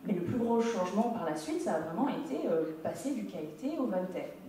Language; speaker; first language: French; early bilingual, other home language; English